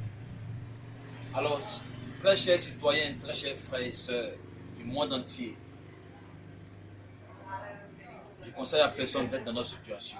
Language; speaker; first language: French; native; French